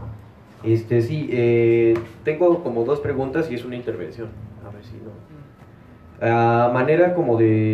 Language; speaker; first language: Spanish; native; Spanish